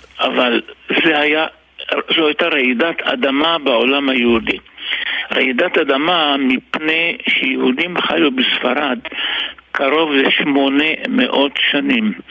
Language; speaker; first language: Hebrew; early bilingual, other home language; Arabic